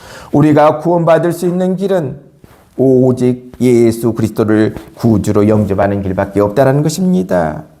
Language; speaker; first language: Korean; native; Korean